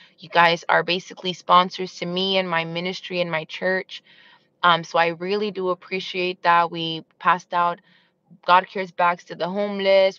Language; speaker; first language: English; native; English